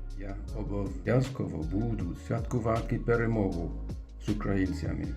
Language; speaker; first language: Ukrainian; non-native, learner; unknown